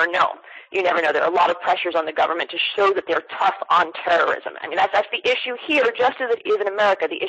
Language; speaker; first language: English; native; English